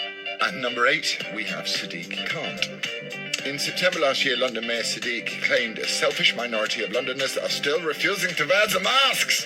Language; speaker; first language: English; native; English